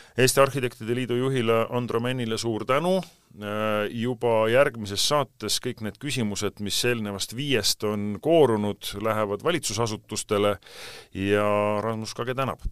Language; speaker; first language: Estonian; native; Estonian